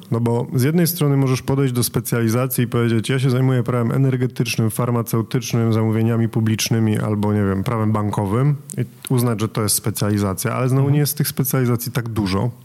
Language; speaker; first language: Polish; native; Polish